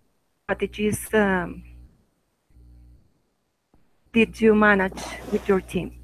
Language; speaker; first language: English; non-native, learner; Spanish